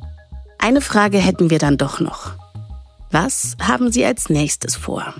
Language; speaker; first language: German; native; German